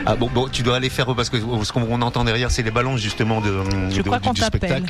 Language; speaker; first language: French; native; French